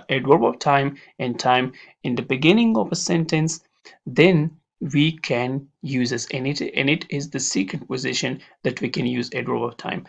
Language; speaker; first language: English; non-native, fluent; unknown